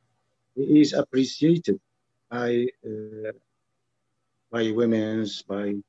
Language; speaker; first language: English; non-native, learner; French